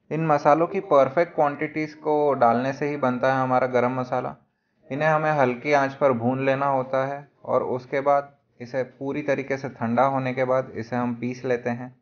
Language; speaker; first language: Hindi; native; Hindi